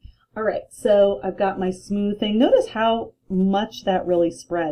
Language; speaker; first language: English; native; English